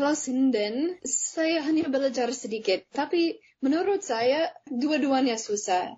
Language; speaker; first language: Indonesian; non-native, fluent; English